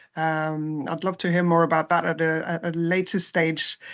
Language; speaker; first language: English; non-native, fluent; Norwegian